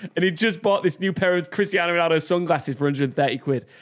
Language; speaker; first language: English; native; English